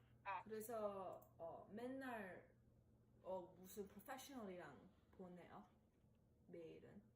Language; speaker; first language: Korean; early bilingual, heritage; English